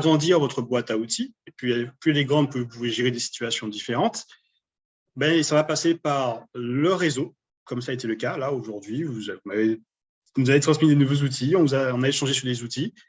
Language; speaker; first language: French; native; French